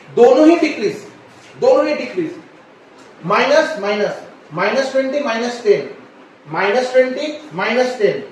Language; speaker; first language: Hindi; non-native, local second language; Bangla